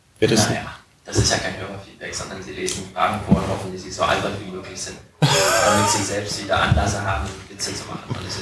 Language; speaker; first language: German; native; German